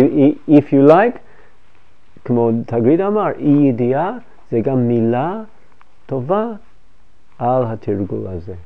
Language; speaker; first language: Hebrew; non-native, fluent; English